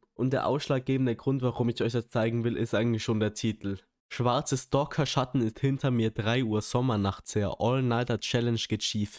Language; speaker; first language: German; native; German